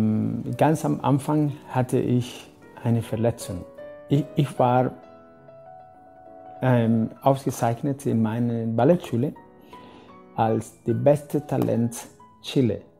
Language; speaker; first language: German; non-native, fluent; Spanish